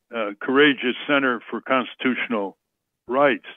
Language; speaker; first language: English; native; English